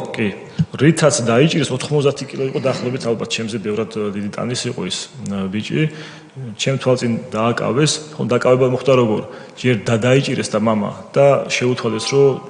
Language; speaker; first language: Georgian; non-native, local second language; Svan